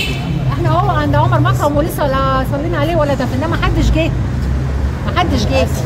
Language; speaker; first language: Arabic; native; Arabic